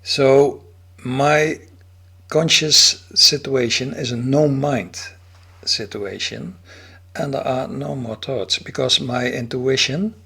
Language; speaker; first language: English; non-native, fluent; Dutch